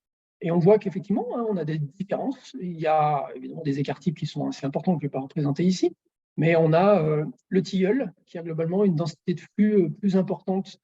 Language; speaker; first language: French; native; French